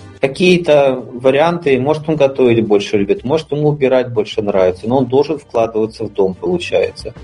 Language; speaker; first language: Russian; native; Russian